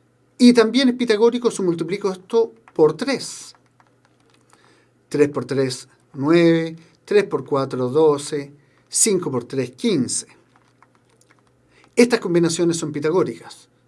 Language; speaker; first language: Spanish; native; Spanish